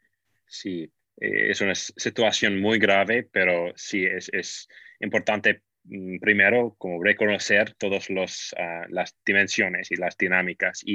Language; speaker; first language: Spanish; non-native, fluent; English